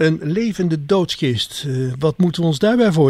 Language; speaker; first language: Dutch; native; Dutch